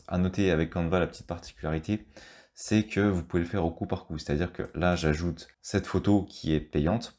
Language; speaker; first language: French; native; French